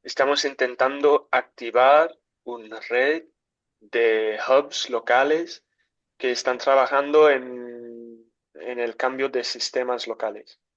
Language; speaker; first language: Spanish; non-native, learner; English